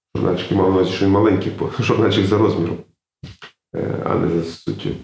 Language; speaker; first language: Ukrainian; native; Ukrainian